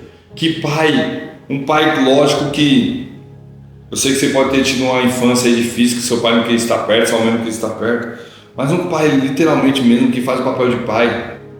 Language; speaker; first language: Portuguese; native; Portuguese